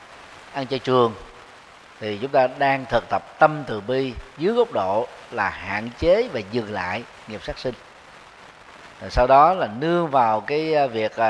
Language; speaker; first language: Vietnamese; native; Vietnamese